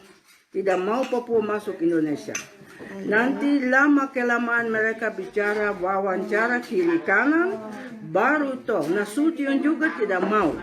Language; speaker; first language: Indonesian; non-native, local second language; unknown